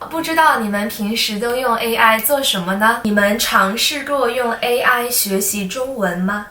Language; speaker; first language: Chinese; native; Chinese